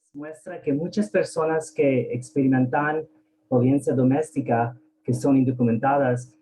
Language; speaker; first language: Spanish; early bilingual, heritage; Spanish